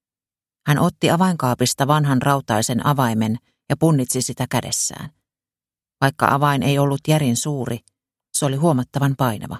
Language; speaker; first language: Finnish; native; Finnish